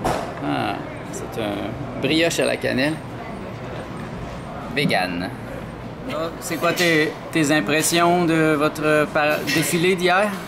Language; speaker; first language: French; native; French